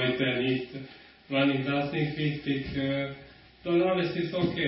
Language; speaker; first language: German; non-native, learner; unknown